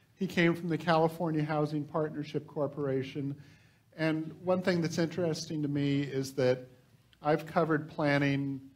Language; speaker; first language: English; native; English